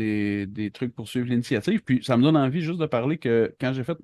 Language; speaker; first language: French; native; French